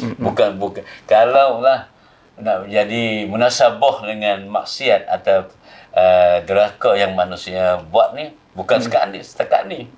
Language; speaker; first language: Malay; non-native, fluent; Thai